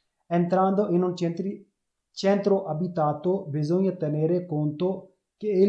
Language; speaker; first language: Italian; non-native, learner; Urdu